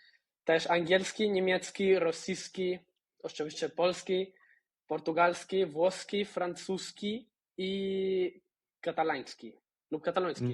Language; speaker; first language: Polish; non-native, fluent; Spanish